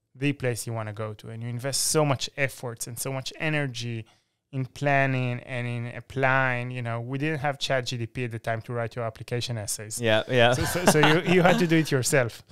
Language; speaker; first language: English; non-native, fluent; Hebrew